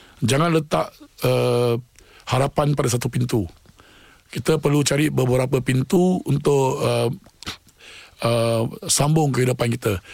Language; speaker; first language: Malay; non-native, local second language; Tamil